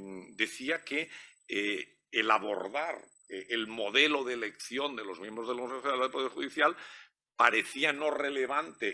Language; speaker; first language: Spanish; native; Spanish